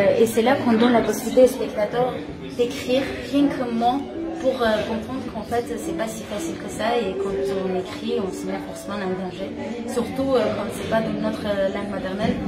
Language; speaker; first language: French; non-native, fluent; Armenian